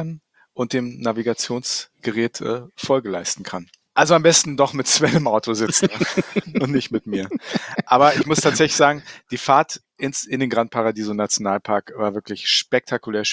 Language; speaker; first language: German; native; German